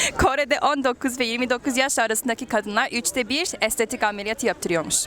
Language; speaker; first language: Turkish; non-native, fluent; Korean